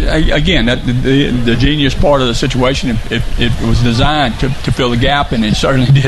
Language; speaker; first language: English; native; English